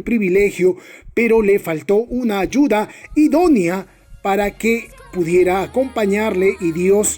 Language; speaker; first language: Spanish; native; Spanish